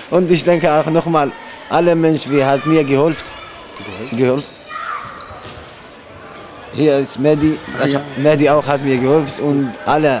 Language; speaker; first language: German; non-native, learner; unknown